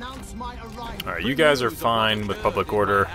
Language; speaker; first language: English; native; English